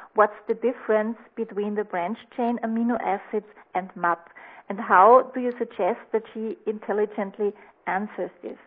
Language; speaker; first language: English; non-native, fluent; German